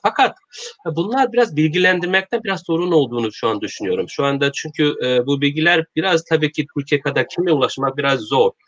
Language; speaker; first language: Turkish; non-native, learner; Korean